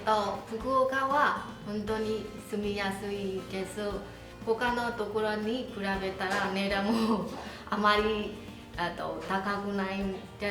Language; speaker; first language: Japanese; non-native, learner; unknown